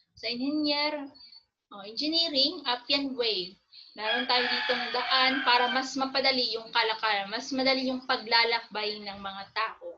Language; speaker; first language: Filipino; native; Filipino